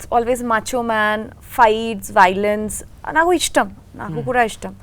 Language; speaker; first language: Telugu; non-native, learner; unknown